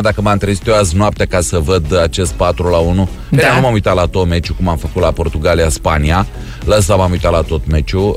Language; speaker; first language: Romanian; native; Romanian